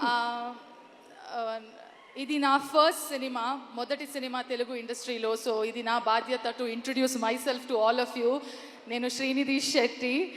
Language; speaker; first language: Telugu; non-native, local second language; Kannada